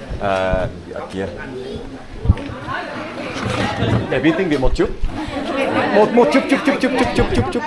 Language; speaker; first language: Vietnamese; non-native, learner; English